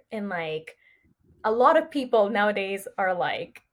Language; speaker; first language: English; early bilingual, other home language; Spanish